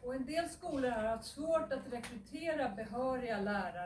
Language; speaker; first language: Swedish; native; Swedish